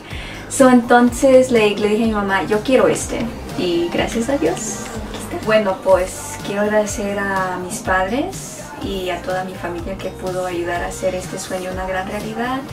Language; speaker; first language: Spanish; early bilingual, other home language; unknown